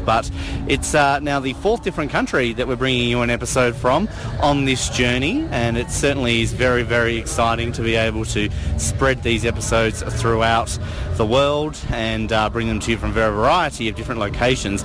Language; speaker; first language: English; native; English